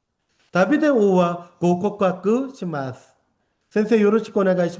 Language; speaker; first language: Japanese; non-native, fluent; Korean